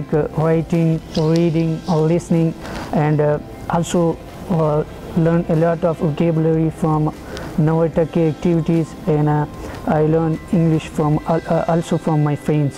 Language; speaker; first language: English; non-native, learner; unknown